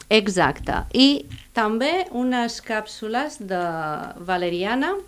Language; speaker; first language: Catalan; non-native, fluent; Spanish